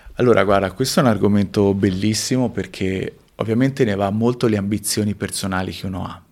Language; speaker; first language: Italian; early bilingual, other home language; Spanish